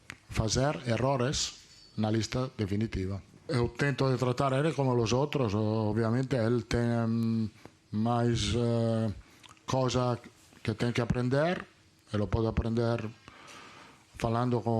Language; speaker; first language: Portuguese; non-native, learner; Italian